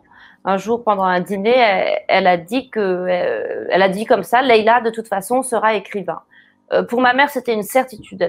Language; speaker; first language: French; native; French